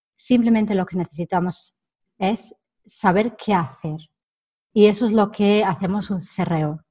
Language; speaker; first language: Spanish; non-native, fluent; English